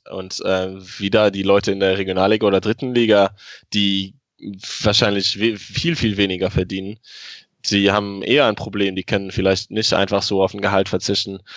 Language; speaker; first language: German; non-native, local second language; Luxembourgish